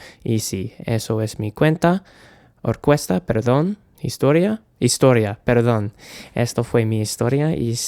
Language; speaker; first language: Spanish; non-native, learner; English